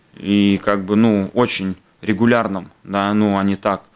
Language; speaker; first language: Russian; native; Russian